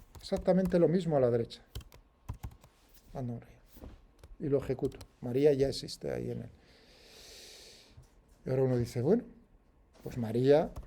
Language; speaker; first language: Spanish; native; Spanish